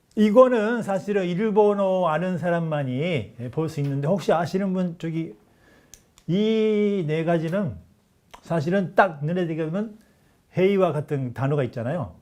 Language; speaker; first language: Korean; non-native, fluent; Japanese